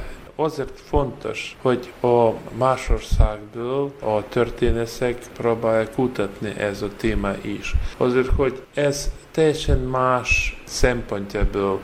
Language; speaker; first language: Hungarian; non-native, learner; Ukrainian